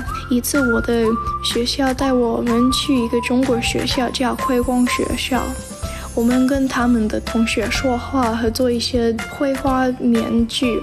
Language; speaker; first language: Chinese; non-native, learner; English